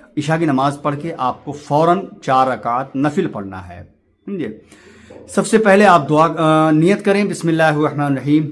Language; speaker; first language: Urdu; native; Urdu